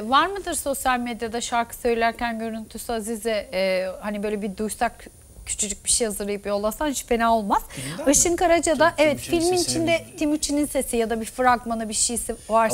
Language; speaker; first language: Turkish; native; Turkish